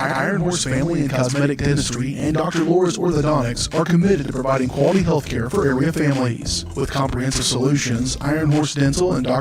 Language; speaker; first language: English; native; English